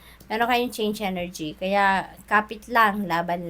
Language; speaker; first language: Filipino; native; Filipino